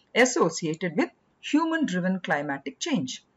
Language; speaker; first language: English; non-native, local second language; Kannada